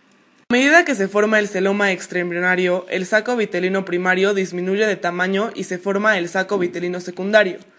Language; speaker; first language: Spanish; native; Spanish